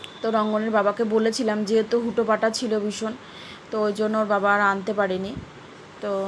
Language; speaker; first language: Bangla; native; Bangla